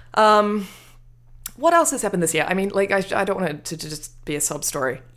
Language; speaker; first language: English; native; English